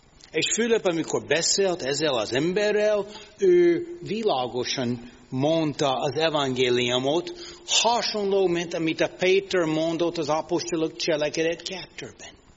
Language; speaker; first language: Hungarian; non-native, fluent; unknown